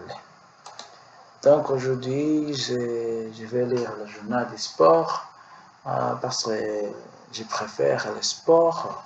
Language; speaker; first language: French; non-native, learner; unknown